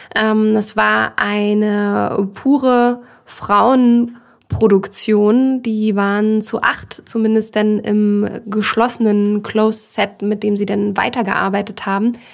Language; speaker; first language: German; native; German